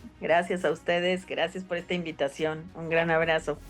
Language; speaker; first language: Spanish; native; Spanish